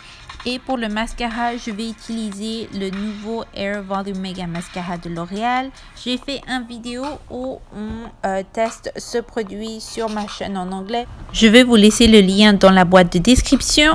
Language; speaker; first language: French; non-native, fluent; Spanish